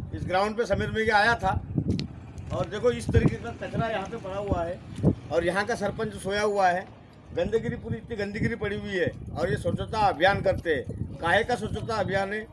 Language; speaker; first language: Hindi; non-native, local second language; Marathi